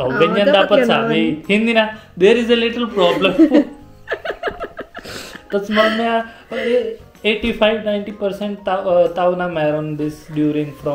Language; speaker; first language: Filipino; non-native, learner; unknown